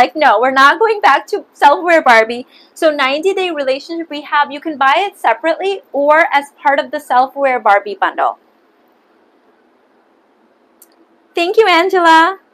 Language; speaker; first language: English; early bilingual, other home language; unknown